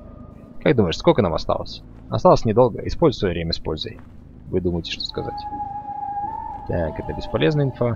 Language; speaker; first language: Russian; native; Russian